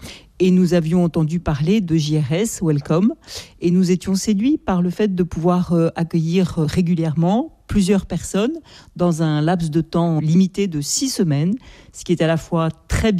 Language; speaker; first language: French; native; French